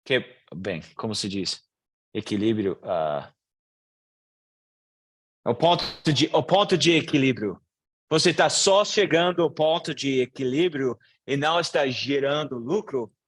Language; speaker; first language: Portuguese; non-native, learner; English